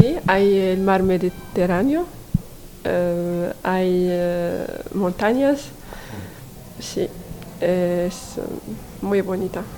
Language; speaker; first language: Spanish; non-native, learner; Arabic